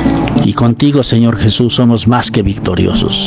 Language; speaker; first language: Spanish; native; Spanish